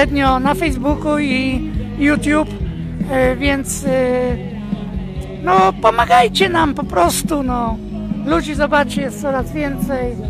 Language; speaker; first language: Polish; native; Polish